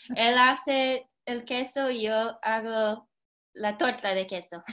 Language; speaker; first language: Spanish; early bilingual, heritage; Spanish